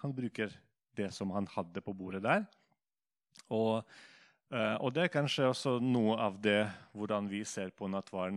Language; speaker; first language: Norwegian; non-native, fluent; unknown